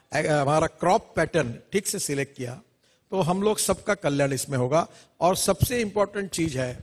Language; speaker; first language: Hindi; non-native, local second language; Marathi